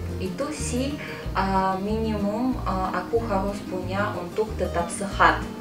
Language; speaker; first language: Indonesian; non-native, fluent; Russian